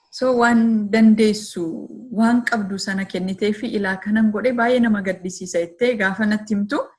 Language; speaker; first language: Oromo; early bilingual, heritage; Oromo